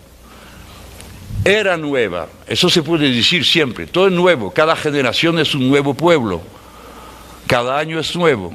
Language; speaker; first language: Spanish; non-native, fluent; French